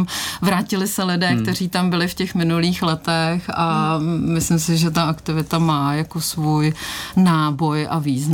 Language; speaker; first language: Czech; native; Czech